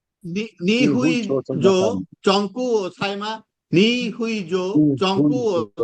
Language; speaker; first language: Chinese; non-native, learner; Bangla